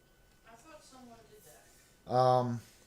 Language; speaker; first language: English; native; English